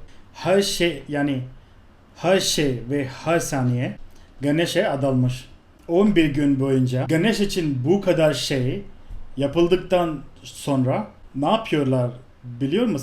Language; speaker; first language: Turkish; non-native, fluent; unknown